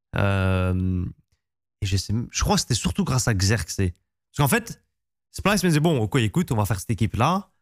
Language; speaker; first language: French; native; French